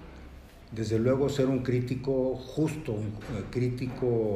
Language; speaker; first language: Spanish; native; Spanish